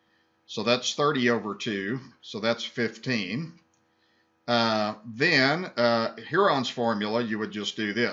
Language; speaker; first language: English; native; English